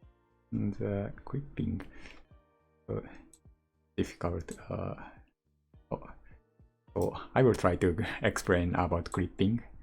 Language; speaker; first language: English; non-native, learner; Japanese